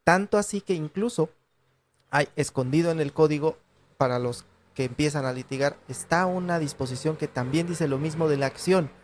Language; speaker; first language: Spanish; native; Spanish